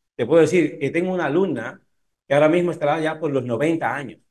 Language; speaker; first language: Spanish; native; Spanish